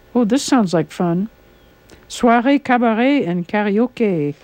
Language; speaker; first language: English; native; English